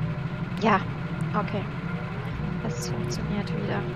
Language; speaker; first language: German; native; German